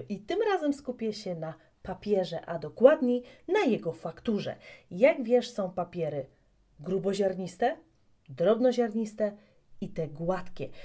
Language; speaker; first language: Polish; native; Polish